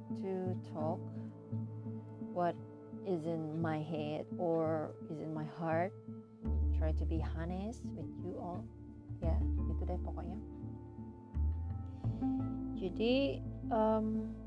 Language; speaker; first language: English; non-native, learner; Indonesian